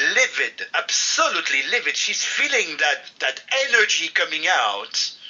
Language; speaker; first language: English; non-native, fluent; French